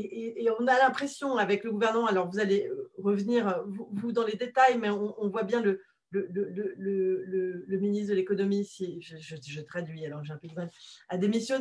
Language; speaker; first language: French; native; French